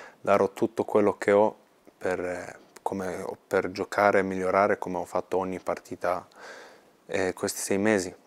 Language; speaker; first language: Italian; non-native, fluent; Swedish